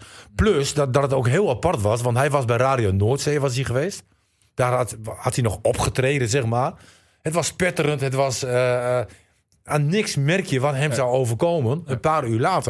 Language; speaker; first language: Dutch; native; Dutch